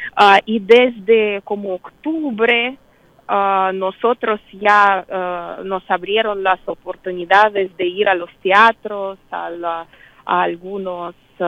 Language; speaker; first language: Spanish; non-native, fluent; Russian